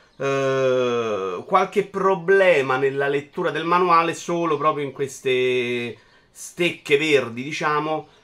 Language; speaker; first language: Italian; native; Italian